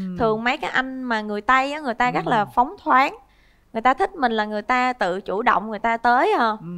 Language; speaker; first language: Vietnamese; native; Vietnamese